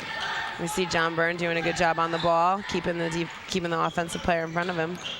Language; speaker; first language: English; native; English